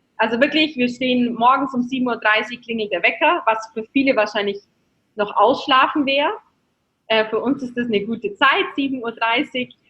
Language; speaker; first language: German; native; German